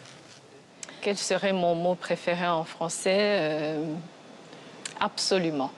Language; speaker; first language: French; non-native, local second language; Kinyarwanda